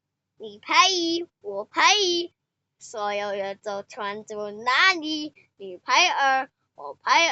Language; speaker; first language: Chinese; native; Chinese